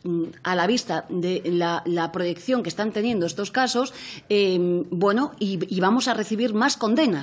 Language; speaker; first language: Spanish; native; Spanish